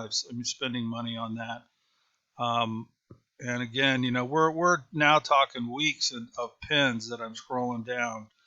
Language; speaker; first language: English; native; English